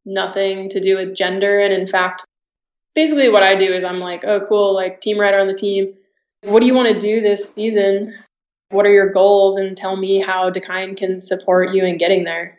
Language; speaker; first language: English; native; English